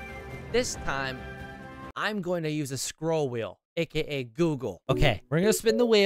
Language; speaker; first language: English; native; English